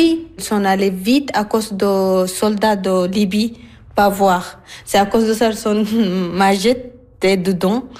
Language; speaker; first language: French; non-native, learner; Arabic